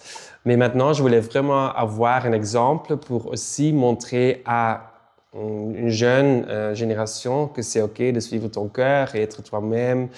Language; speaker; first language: French; non-native, local second language; Dutch